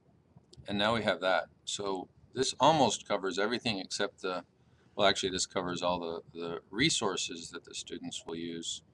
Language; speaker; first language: English; native; English